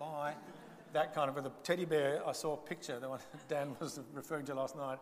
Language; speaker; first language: English; non-native, local second language; Bemba